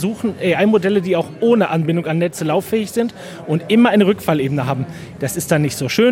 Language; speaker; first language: German; native; German